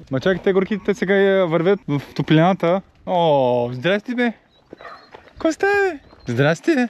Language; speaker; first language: Bulgarian; early bilingual, heritage; Bulgarian